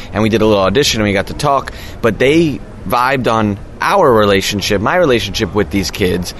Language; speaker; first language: English; native; English